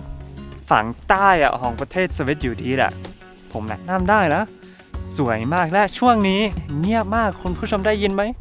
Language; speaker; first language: Thai; early bilingual, heritage; Thai